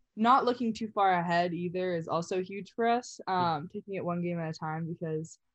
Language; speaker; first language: English; native; English